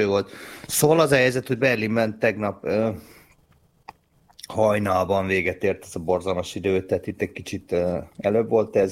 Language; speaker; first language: Hungarian; native; Hungarian